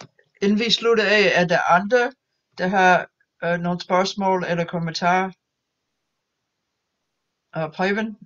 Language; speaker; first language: Danish; non-native, fluent; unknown